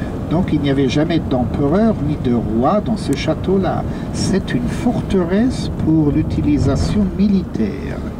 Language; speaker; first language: French; native; French